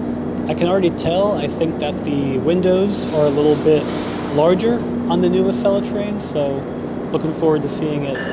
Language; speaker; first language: English; native; English